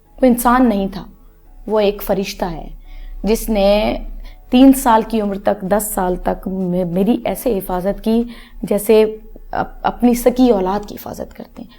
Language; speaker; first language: Urdu; non-native, local second language; Punjabi